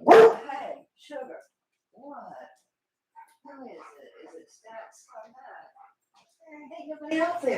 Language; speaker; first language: English; native; English